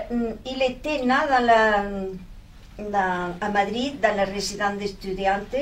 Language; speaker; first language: French; non-native, fluent; Spanish